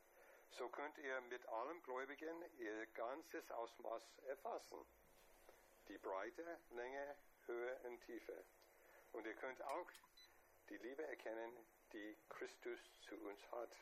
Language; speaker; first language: German; non-native, fluent; English